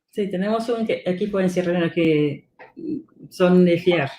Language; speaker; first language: Spanish; non-native, fluent; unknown